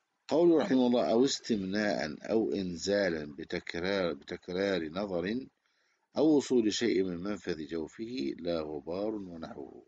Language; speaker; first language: Arabic; native; Arabic